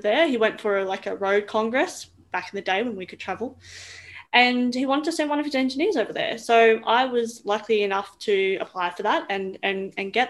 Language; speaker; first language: English; native; English